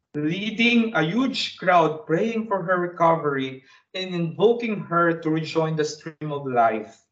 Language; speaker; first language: English; non-native, local second language; Bikol